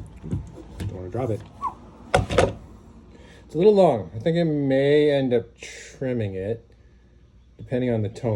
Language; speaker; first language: English; native; English